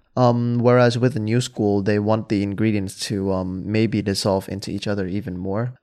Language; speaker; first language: English; non-native, fluent; Thai